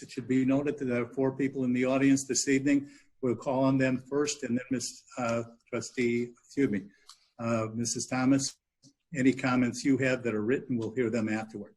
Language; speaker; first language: English; native; English